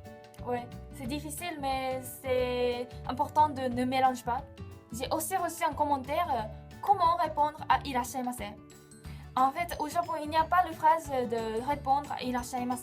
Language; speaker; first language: French; non-native, fluent; Japanese